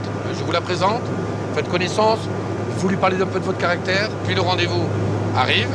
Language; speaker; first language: French; native; French